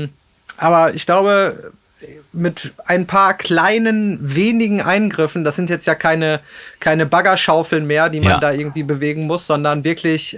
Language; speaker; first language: German; native; German